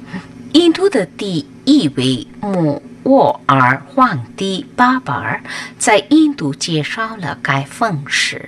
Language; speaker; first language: Chinese; non-native, fluent; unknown